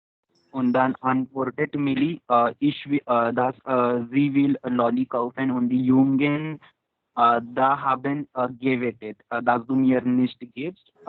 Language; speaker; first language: German; non-native, learner; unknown